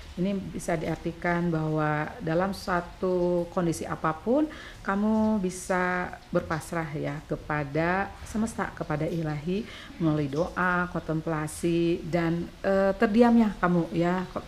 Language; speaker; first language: Indonesian; native; Indonesian